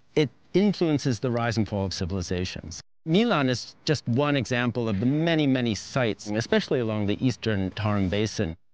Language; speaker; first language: English; native; English